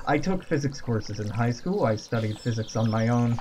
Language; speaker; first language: English; native; English